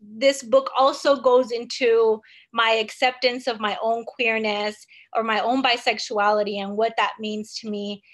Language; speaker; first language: English; early bilingual, other home language; Spanish